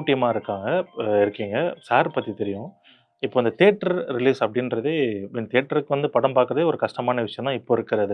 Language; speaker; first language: Tamil; native; Tamil